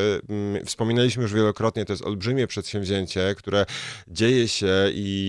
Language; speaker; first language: Polish; native; Polish